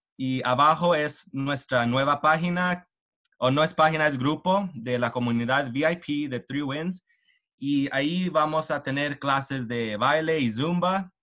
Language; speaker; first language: Spanish; early bilingual, heritage; Spanish